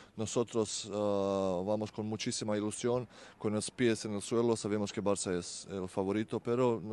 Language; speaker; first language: Spanish; non-native, fluent; Bosnian